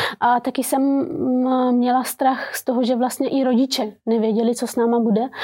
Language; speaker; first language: Czech; early bilingual, other home language; Persian